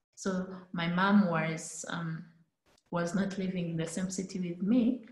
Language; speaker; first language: English; non-native, local second language; Kinyarwanda